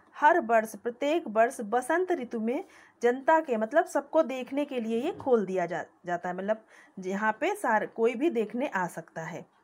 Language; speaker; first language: Hindi; native; Hindi